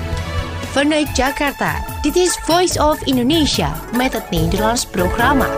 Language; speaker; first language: Dutch; non-native, fluent; Indonesian